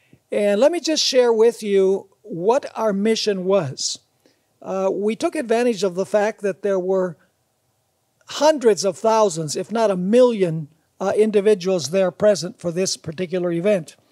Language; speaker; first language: English; native; English